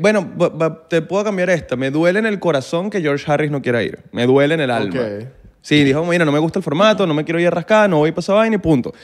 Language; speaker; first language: Spanish; native; Spanish